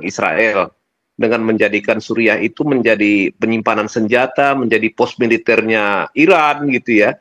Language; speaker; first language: Indonesian; native; Indonesian